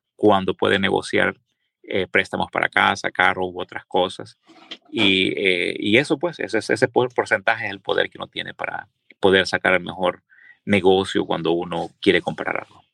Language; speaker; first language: Spanish; native; Spanish